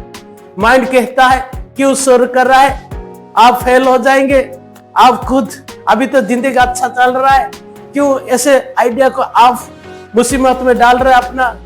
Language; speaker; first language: Hindi; non-native, local second language; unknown